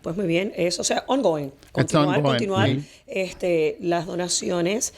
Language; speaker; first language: Spanish; native; Spanish